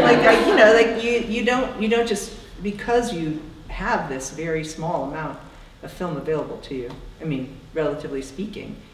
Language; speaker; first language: English; native; English